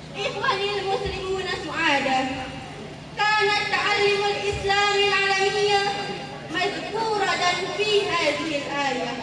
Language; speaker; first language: Arabic; non-native, learner; Indonesian